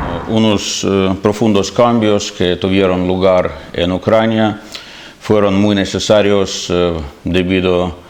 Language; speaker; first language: Spanish; non-native, fluent; Ukrainian